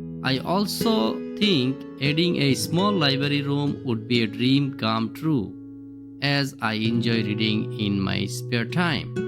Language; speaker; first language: English; non-native, local second language; Bangla